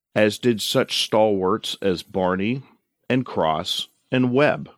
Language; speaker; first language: English; native; English